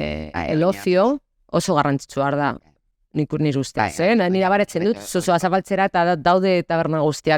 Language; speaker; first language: Basque; non-native, local second language; Spanish